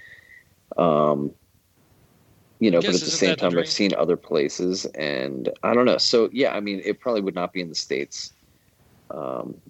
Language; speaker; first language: English; native; English